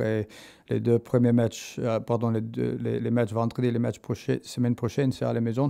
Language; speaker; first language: French; non-native, learner; English